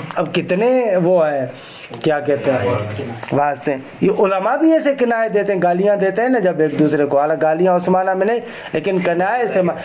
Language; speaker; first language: Urdu; non-native, local second language; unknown